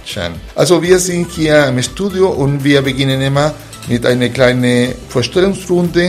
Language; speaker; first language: German; non-native, fluent; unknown